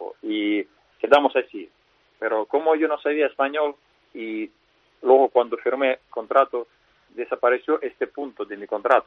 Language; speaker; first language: Spanish; non-native, fluent; Russian